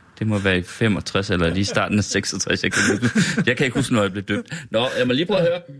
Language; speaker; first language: Danish; native; Danish